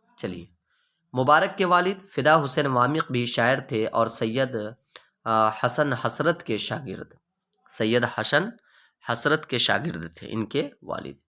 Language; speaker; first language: Urdu; native; Urdu